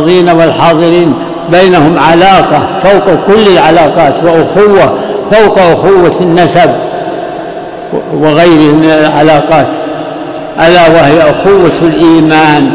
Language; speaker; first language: Arabic; native; Arabic